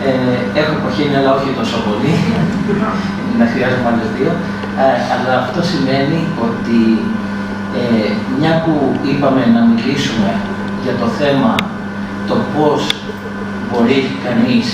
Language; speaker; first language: Greek; native; Greek